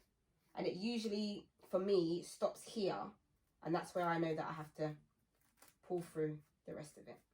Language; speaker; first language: English; native; English